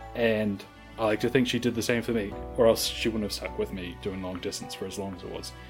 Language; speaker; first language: English; native; English